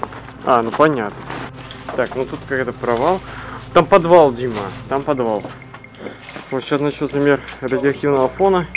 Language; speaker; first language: Russian; native; Russian